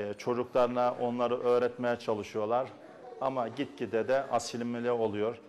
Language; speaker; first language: Turkish; early bilingual, other home language; Kazakh